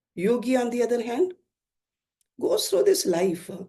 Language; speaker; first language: English; non-native, local second language; Hindi